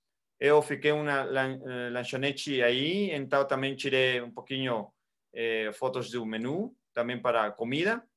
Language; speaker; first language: Portuguese; non-native, fluent; Spanish